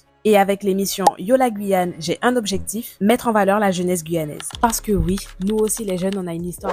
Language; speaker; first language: French; native; French